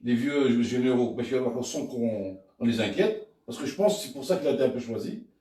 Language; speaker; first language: French; non-native, local second language; Arabic